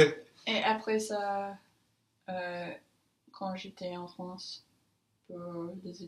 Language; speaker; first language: French; non-native, learner; English